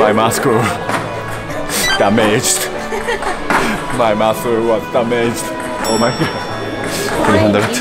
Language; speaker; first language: English; non-native, learner; Japanese